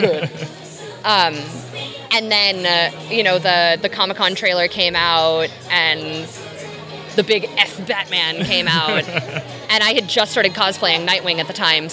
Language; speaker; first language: English; native; English